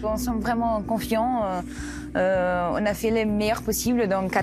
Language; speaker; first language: French; non-native, learner; Portuguese